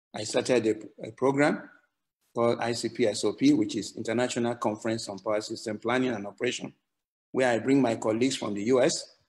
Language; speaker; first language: English; non-native, local second language; Yoruba